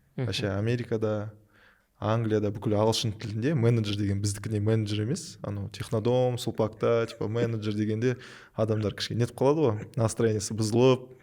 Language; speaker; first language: Kazakh; non-native, local second language; Russian